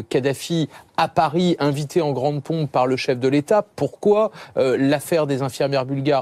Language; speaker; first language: French; native; French